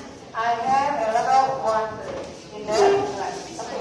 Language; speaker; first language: English; non-native, learner; Indonesian